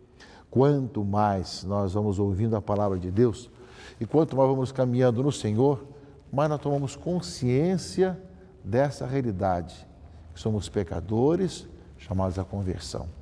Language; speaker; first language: Portuguese; native; Portuguese